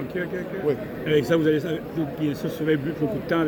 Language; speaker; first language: French; native; French